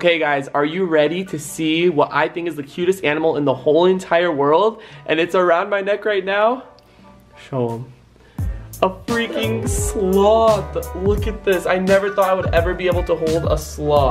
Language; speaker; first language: English; native; English